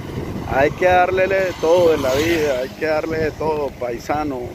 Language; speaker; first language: Spanish; native; Spanish